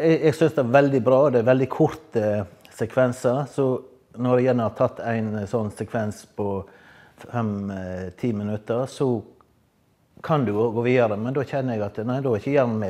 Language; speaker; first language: Norwegian; native; Norwegian